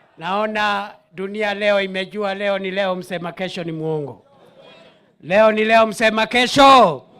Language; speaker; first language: Swahili; non-native, local second language; Meru